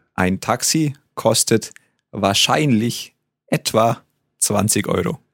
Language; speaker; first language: German; native; German